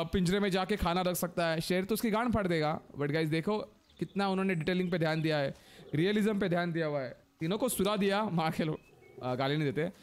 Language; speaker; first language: Hindi; non-native, local second language; Marathi